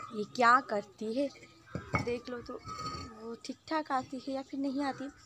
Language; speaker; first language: Hindi; non-native, local second language; Odia